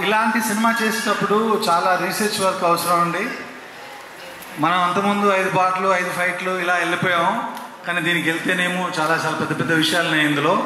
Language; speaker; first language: Telugu; native; Telugu